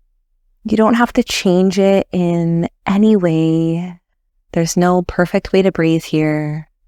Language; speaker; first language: English; native; English